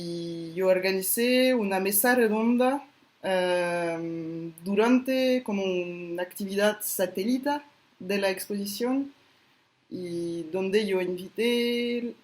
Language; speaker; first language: Spanish; non-native, fluent; French